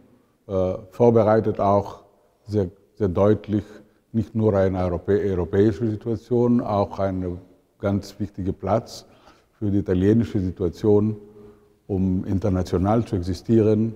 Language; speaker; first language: German; non-native, fluent; Italian